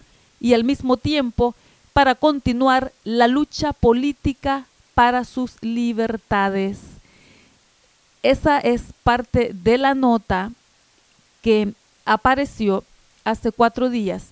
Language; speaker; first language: Spanish; native; Spanish